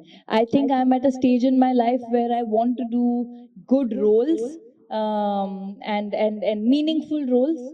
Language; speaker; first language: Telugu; non-native, learner; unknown